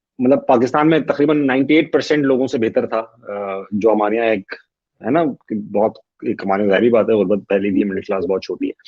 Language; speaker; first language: Urdu; native; Urdu